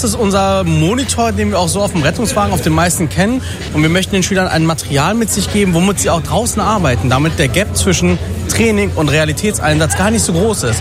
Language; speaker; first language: German; native; German